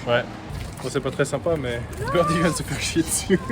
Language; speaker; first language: French; native; French